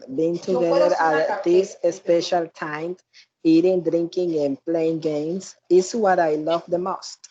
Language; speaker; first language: English; non-native, learner; Spanish